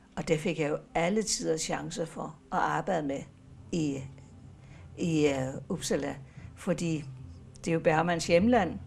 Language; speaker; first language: Danish; native; Danish